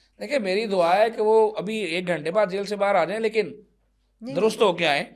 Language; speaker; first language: Urdu; non-native, local second language; Punjabi